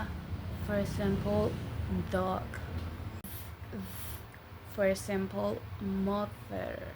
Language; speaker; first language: English; non-native, learner; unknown